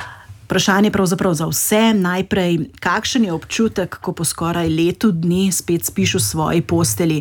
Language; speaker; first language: Slovenian; native; Slovenian